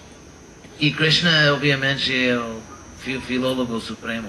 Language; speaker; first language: Portuguese; non-native, fluent; English